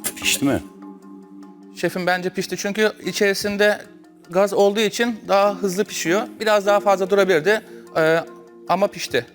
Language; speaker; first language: Turkish; native; Turkish